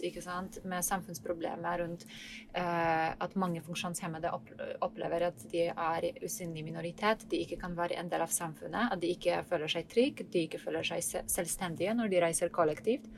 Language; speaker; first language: Norwegian; non-native, fluent; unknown